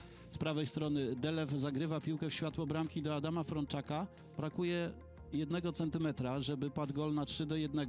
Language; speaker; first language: Polish; native; Polish